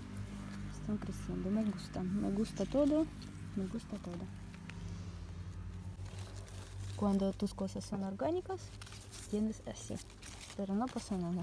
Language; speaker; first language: Spanish; non-native, learner; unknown